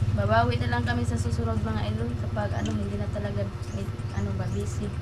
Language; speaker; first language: Filipino; native; Filipino